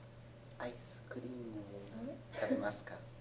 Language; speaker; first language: Japanese; non-native, learner; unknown